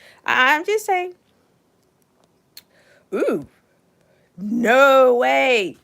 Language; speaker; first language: English; native; English